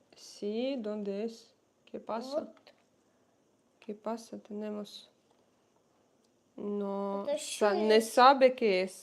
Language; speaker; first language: Spanish; non-native, learner; Russian